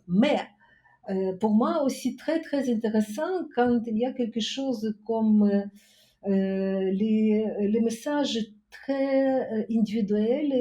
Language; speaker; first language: French; non-native, fluent; Ukrainian